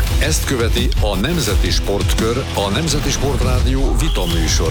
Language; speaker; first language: Hungarian; native; Hungarian